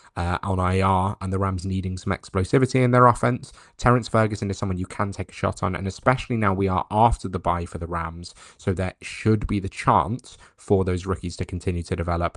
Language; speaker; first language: English; native; English